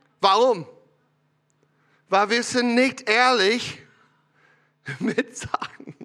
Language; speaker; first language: German; non-native, learner; English